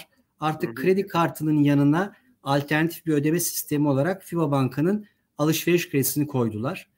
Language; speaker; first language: Turkish; native; Turkish